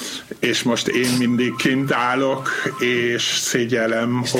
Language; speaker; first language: Hungarian; non-native, fluent; Dutch